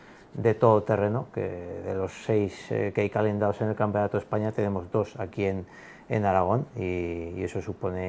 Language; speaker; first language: Spanish; native; Spanish